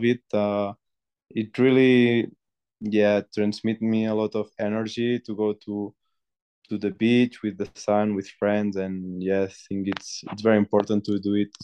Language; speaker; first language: English; non-native, fluent; Spanish